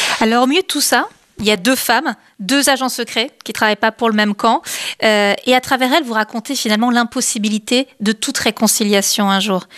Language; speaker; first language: French; native; French